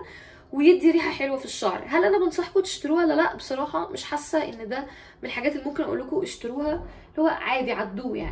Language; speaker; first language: Arabic; native; Arabic